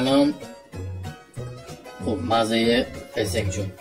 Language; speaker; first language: Persian; non-native, learner; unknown